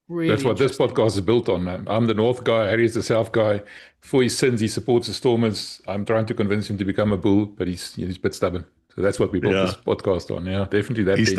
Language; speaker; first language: English; non-native, local second language; Afrikaans